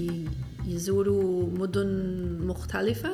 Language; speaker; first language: Arabic; non-native, fluent; English